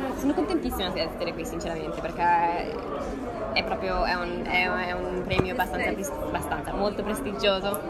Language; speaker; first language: Italian; early bilingual, heritage; English